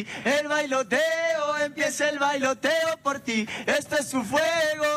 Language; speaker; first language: Spanish; native; Spanish